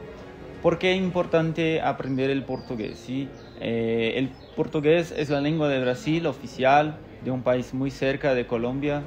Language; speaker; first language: Spanish; non-native, fluent; Portuguese